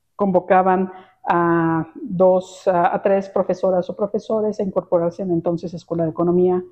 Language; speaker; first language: Spanish; native; Spanish